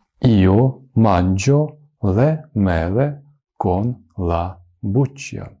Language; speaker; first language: Italian; non-native, fluent; Ukrainian